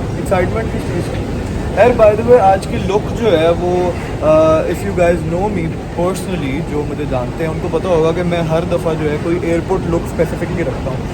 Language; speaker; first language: Urdu; non-native, local second language; Punjabi